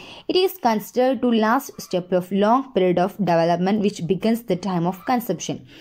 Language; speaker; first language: English; non-native, local second language; Malayalam